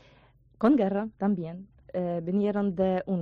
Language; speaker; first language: Spanish; non-native, learner; Ukrainian